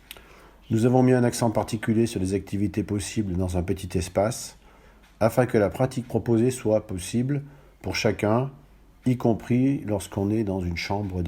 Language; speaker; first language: French; native; French